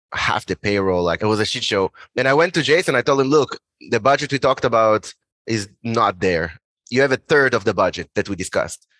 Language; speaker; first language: English; non-native, fluent; Hebrew